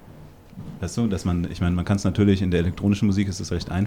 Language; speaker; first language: German; native; German